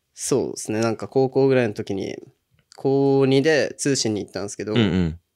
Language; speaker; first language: Japanese; native; Japanese